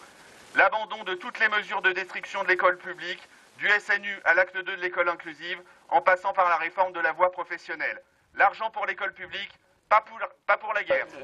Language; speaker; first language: French; native; French